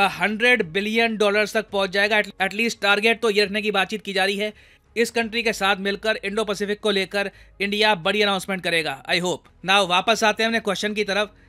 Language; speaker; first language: Hindi; native; Hindi